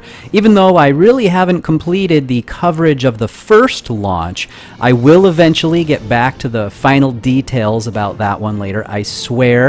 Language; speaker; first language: English; native; English